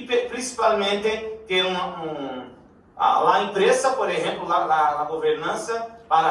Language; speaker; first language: Spanish; non-native, learner; Portuguese